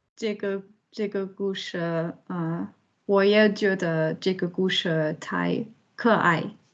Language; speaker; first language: Chinese; non-native, learner; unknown